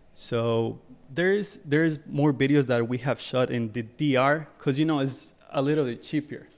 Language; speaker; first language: English; early bilingual, other home language; Spanish